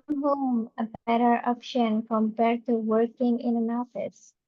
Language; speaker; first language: English; non-native, fluent; Indonesian